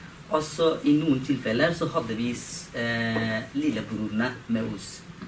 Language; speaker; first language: Norwegian; non-native, learner; Persian